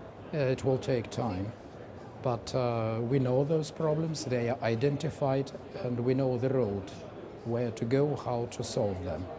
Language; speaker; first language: English; non-native, fluent; Russian